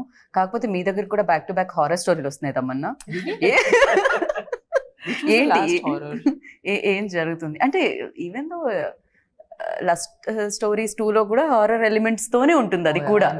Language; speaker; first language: Telugu; native; Telugu